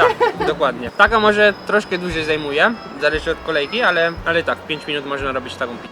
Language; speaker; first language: Polish; non-native, learner; Italian